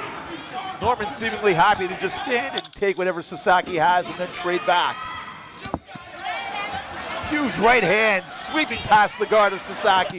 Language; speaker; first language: English; native; English